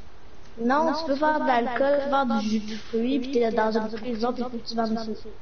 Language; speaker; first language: French; native; French